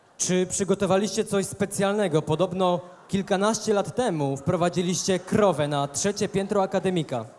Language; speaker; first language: Polish; native; Polish